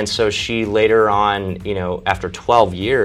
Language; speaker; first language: English; early bilingual, other home language; Chinese